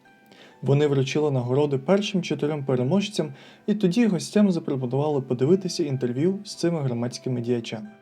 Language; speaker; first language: Ukrainian; native; Ukrainian